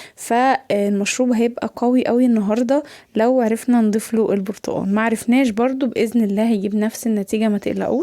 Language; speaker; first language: Arabic; native; Arabic